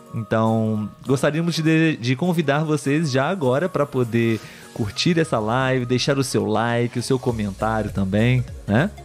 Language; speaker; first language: Portuguese; native; Portuguese